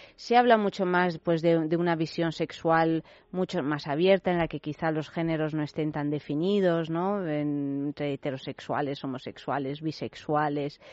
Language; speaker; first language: Spanish; native; Spanish